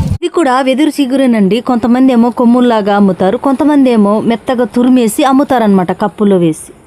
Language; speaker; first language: Telugu; non-native, local second language; Koya